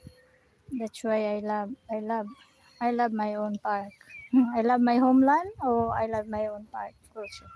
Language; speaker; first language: English; non-native, local second language; Filipino